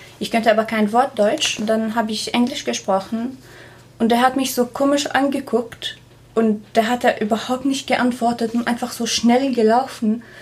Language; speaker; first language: German; non-native, fluent; Arabic